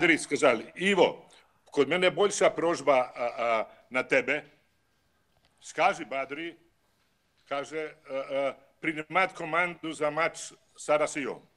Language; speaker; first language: Russian; non-native, learner; Croatian